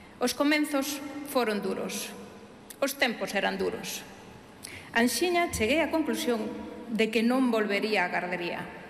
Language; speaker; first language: Galician; early bilingual, heritage; Galician